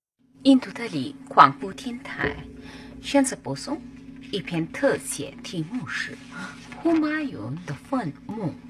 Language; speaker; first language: Chinese; non-native, fluent; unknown